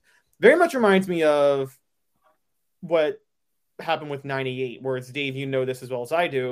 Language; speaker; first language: English; native; English